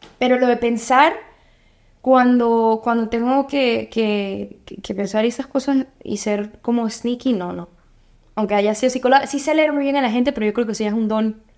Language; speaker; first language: Spanish; native; Spanish